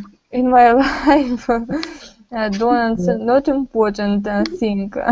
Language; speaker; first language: English; non-native, learner; Russian